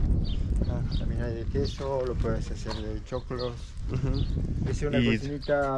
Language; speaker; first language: Spanish; native; Spanish